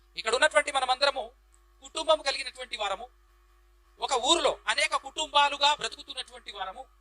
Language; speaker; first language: Telugu; native; Telugu